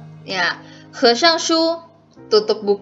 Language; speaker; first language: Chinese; non-native, fluent; Indonesian